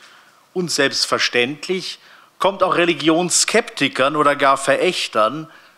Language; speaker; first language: German; native; German